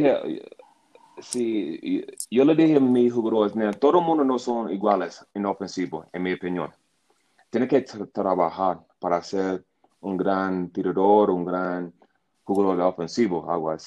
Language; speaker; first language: Spanish; non-native, learner; English